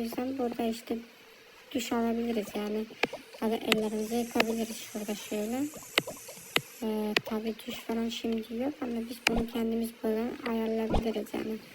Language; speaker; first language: Turkish; early bilingual, heritage; Turkish